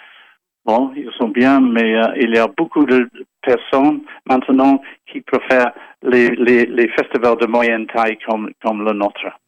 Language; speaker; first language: French; non-native, fluent; English